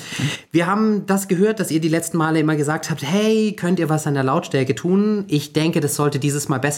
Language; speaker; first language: German; native; German